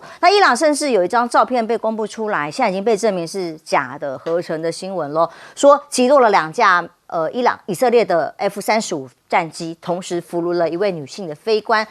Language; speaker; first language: Chinese; native; Chinese